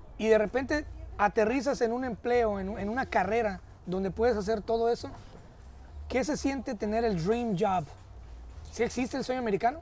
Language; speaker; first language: Spanish; early bilingual, heritage; Spanish